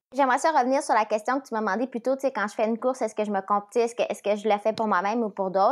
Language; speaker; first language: French; native; French